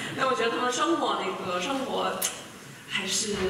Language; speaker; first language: Chinese; non-native, fluent; English